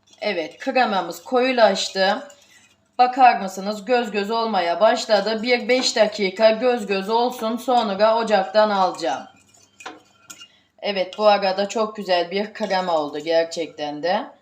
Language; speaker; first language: Turkish; native; Turkish